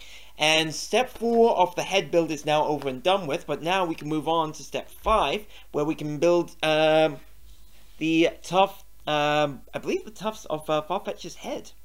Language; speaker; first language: English; native; English